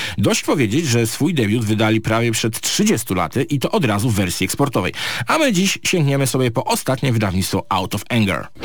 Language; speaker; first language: Polish; native; Polish